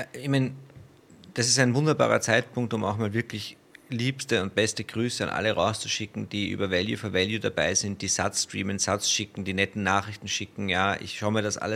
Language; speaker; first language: German; native; German